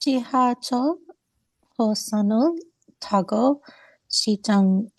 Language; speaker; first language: Korean; non-native, learner; English